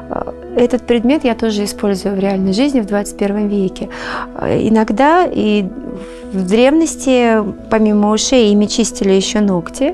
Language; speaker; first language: Russian; native; Russian